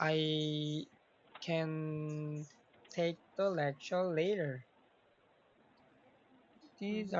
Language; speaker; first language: English; non-native, learner; Korean